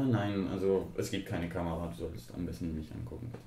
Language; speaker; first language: German; non-native, learner; Spanish